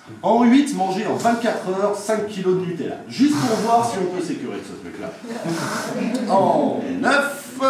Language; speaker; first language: French; native; French